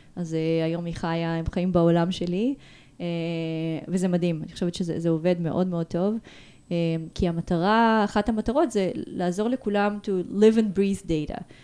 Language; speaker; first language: Hebrew; early bilingual, other home language; Russian